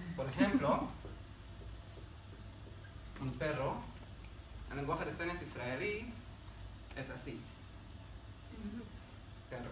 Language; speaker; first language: Spanish; non-native, learner; Hebrew